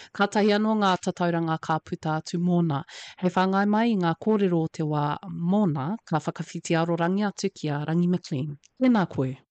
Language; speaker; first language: Māori; native; Māori